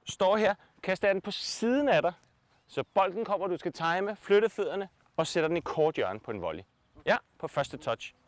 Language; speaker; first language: Danish; native; Danish